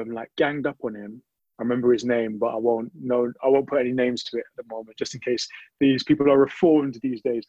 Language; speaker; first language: English; native; English